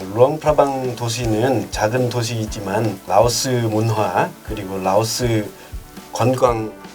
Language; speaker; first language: Korean; non-native, learner; Lao